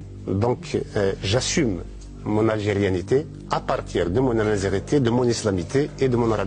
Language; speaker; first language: French; non-native, local second language; Kabyle